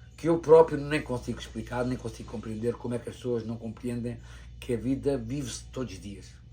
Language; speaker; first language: Portuguese; native; Portuguese